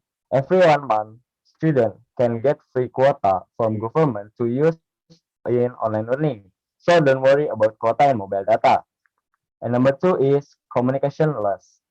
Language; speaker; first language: English; non-native, learner; Indonesian